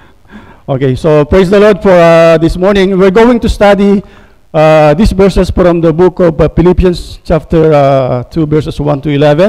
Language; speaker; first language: English; non-native, local second language; Filipino